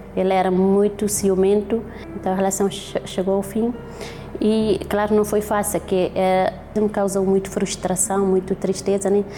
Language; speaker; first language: Portuguese; non-native, local second language; Kabuverdianu